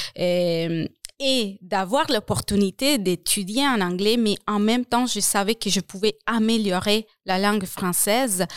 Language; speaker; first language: French; non-native, fluent; Spanish